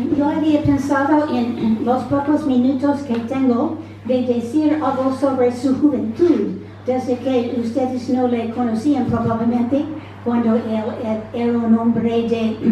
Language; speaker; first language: Spanish; non-native, fluent; English